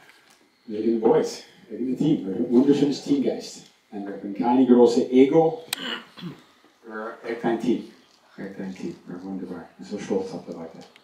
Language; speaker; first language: German; non-native, fluent; English